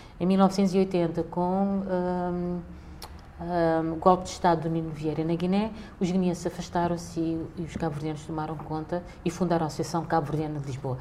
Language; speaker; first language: Portuguese; non-native, local second language; Kabuverdianu